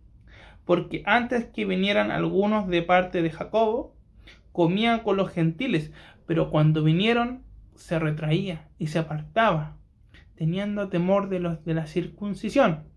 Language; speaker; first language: Spanish; native; Spanish